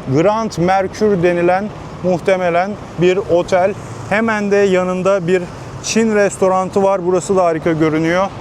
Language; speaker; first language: Turkish; native; Turkish